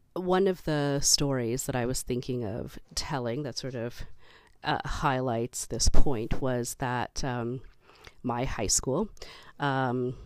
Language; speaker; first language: English; native; English